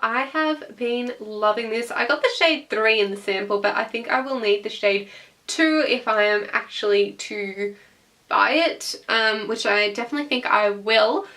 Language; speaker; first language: English; native; English